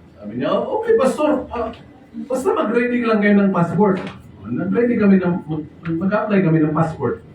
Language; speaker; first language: Filipino; non-native, local second language; Cebuano